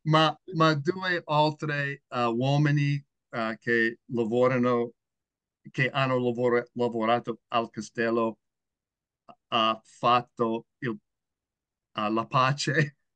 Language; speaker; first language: Italian; non-native, learner; English